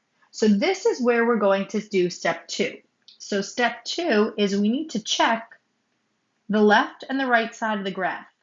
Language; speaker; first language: English; native; English